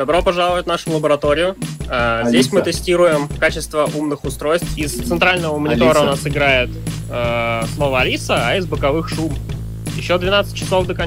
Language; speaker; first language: Russian; native; Russian